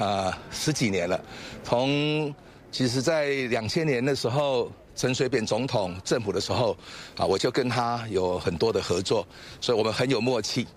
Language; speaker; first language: Chinese; native; Chinese